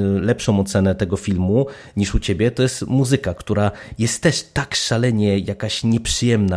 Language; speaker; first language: Polish; native; Polish